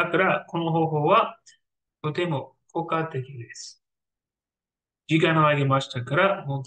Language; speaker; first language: Japanese; non-native, learner; English